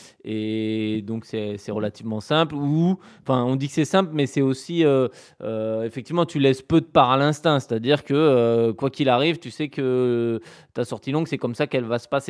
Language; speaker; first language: French; native; French